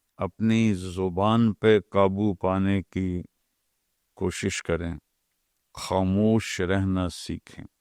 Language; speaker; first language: Urdu; non-native, local second language; Punjabi